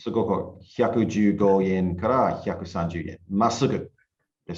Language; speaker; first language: Japanese; non-native, learner; English